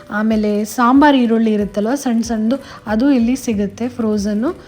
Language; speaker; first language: Kannada; non-native, local second language; Konkani